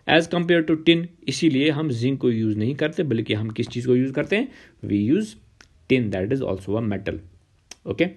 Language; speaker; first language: Hindi; non-native, local second language; Kashmiri